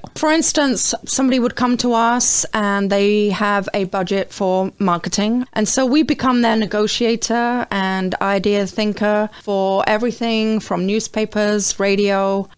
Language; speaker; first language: English; native; English